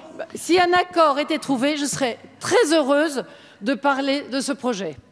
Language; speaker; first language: French; native; French